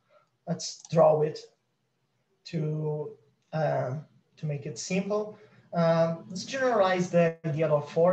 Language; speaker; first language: English; non-native, fluent; Portuguese